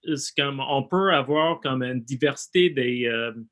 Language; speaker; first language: French; non-native, fluent; English